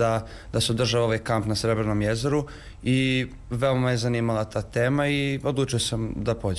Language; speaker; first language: Serbian; native; Serbian